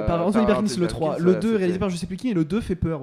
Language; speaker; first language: French; native; French